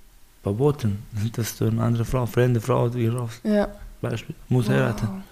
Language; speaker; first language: German; non-native, learner; Baluchi